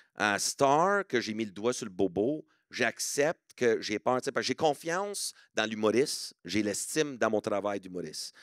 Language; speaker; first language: French; non-native, local second language; English